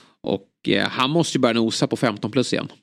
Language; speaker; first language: Swedish; native; Swedish